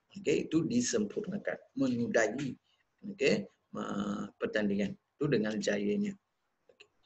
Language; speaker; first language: Malay; non-native, local second language; Tamil